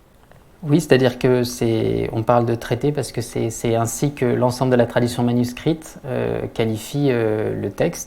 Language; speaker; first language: French; native; French